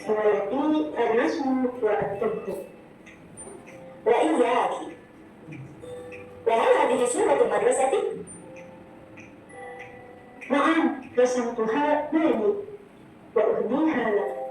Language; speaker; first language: Arabic; non-native, learner; Indonesian